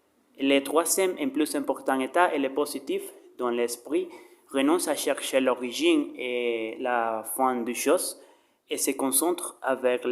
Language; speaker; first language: French; non-native, learner; Spanish